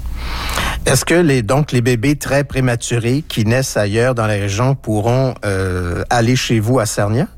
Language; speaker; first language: French; native; French